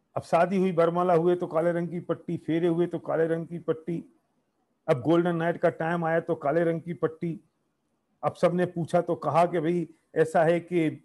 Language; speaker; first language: Hindi; native; Hindi